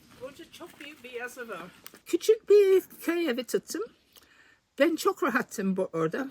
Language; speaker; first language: Turkish; non-native, learner; English